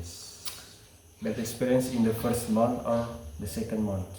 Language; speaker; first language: English; non-native, learner; Indonesian